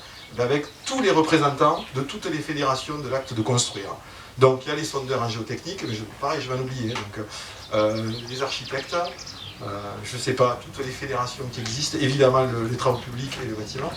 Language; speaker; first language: French; native; French